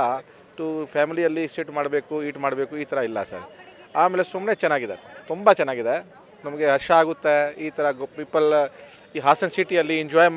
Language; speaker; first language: Kannada; non-native, learner; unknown